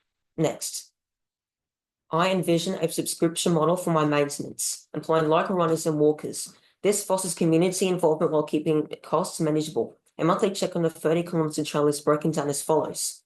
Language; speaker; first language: English; native; English